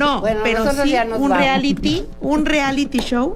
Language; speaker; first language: Spanish; native; Spanish